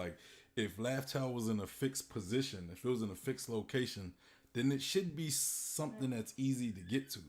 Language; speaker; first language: English; native; English